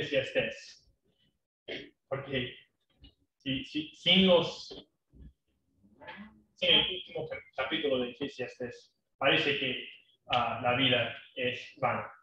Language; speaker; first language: Spanish; non-native, fluent; English